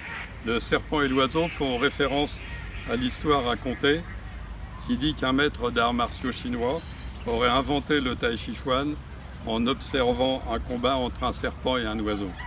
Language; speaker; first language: French; native; French